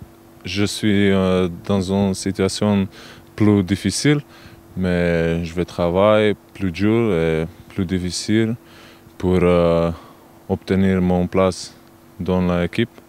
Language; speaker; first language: French; non-native, learner; Macedonian